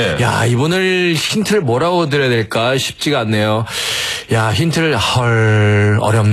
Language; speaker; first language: Korean; native; Korean